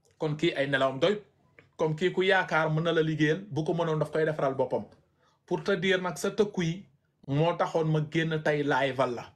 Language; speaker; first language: Wolof; non-native, local second language; Fula